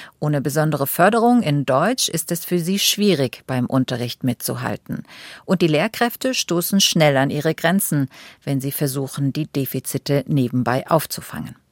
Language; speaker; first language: German; native; German